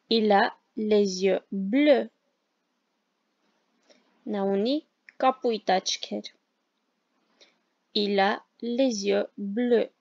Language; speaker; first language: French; non-native, fluent; Armenian